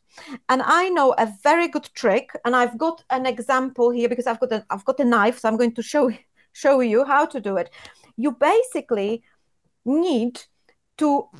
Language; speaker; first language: English; non-native, fluent; Polish